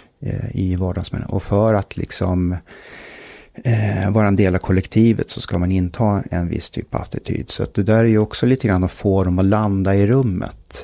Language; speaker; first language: Swedish; native; Swedish